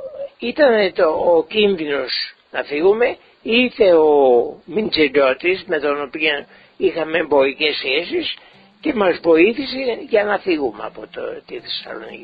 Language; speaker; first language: Greek; non-native, local second language; Ladino